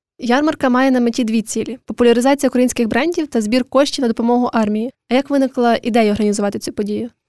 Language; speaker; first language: Ukrainian; native; Ukrainian